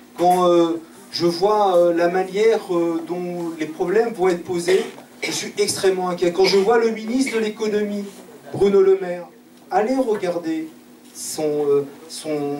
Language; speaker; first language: French; native; French